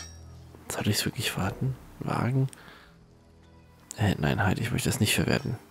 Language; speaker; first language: German; native; German